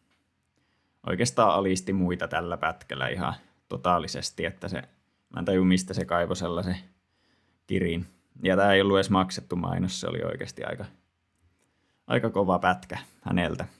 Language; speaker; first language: Finnish; native; Finnish